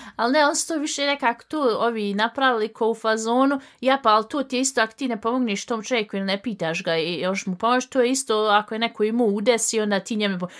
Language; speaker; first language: Bosnian; early bilingual, heritage; Bosnian